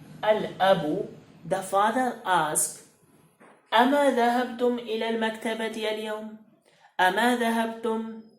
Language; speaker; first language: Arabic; non-native, fluent; Hindi